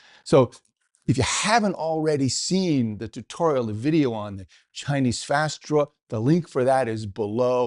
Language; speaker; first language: English; native; English